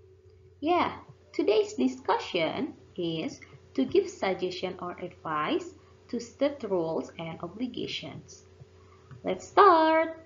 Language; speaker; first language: English; non-native, fluent; Indonesian